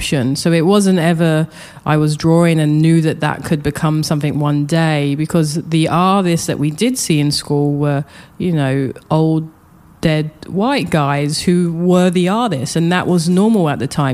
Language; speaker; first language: English; native; English